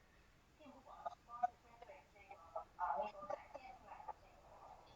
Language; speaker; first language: Chinese; native; Chinese